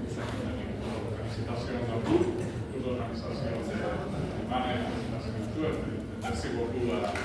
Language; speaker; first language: French; non-native, learner; Spanish